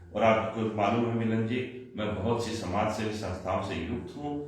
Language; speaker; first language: Hindi; non-native, local second language; Bangla